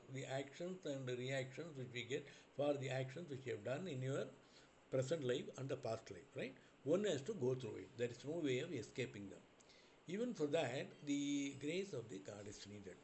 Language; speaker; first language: English; non-native, local second language; Tamil